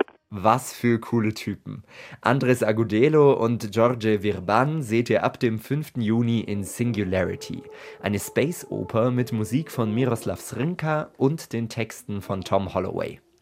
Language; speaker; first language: German; native; German